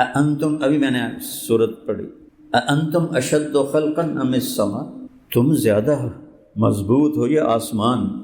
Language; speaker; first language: Urdu; non-native, local second language; Punjabi